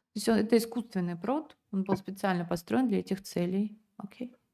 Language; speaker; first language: Russian; native; Russian